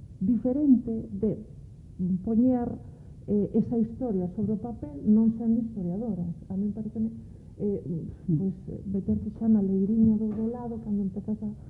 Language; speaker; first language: Galician; native; Galician